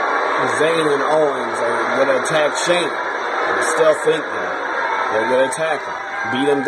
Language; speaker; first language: English; native; English